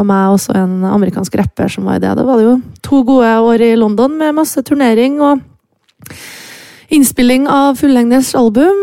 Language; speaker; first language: Norwegian; native; Norwegian